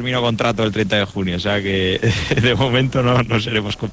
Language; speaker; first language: Spanish; native; Spanish